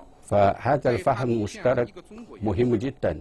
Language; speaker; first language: Arabic; non-native, fluent; Chinese